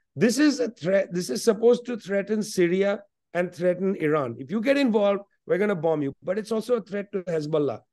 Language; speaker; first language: English; non-native, local second language; Punjabi